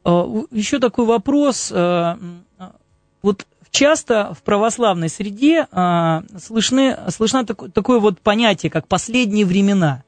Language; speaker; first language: Russian; native; Russian